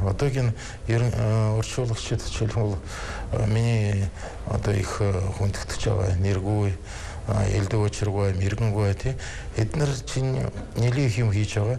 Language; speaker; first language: Mongolian; non-native, fluent; Russian